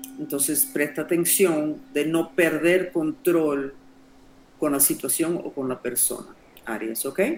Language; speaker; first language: Spanish; non-native, fluent; English